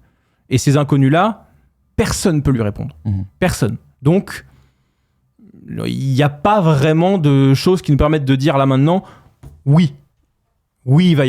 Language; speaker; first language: French; native; French